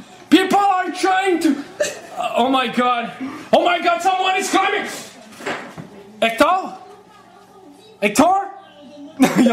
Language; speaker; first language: English; non-native, learner; French